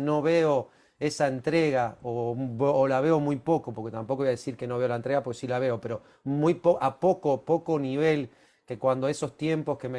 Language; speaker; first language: Spanish; native; Spanish